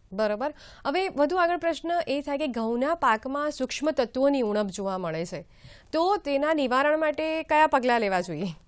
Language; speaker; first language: Gujarati; native; Gujarati